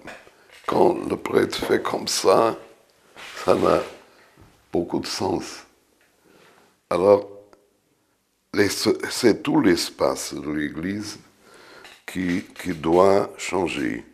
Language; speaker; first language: French; non-native, fluent; Portuguese